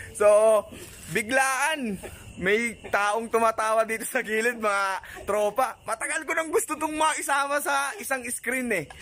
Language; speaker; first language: Filipino; native; Filipino